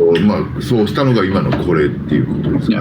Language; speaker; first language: Japanese; native; Japanese